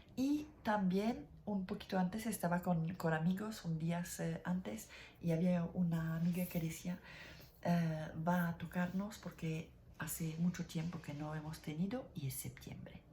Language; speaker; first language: Spanish; non-native, learner; French